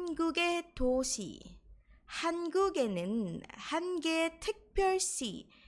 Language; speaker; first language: Korean; non-native, fluent; Indonesian